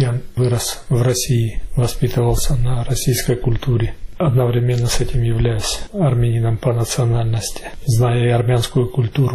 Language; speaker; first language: Russian; native; Russian